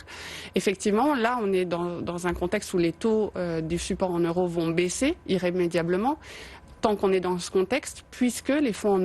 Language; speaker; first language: French; native; French